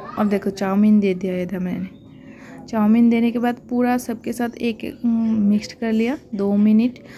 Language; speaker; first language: Hindi; non-native, local second language; Bangla